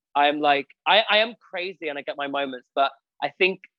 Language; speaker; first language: English; native; English